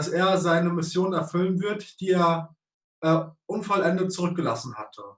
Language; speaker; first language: German; native; German